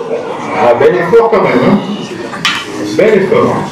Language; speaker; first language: French; native; French